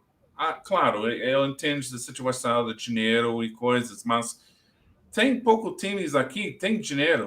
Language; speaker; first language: Portuguese; non-native, learner; English